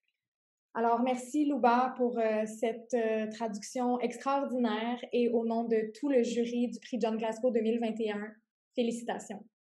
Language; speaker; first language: French; native; French